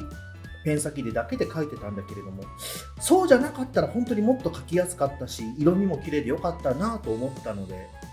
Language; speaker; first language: Japanese; native; Japanese